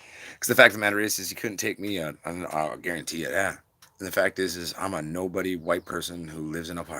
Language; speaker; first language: English; native; English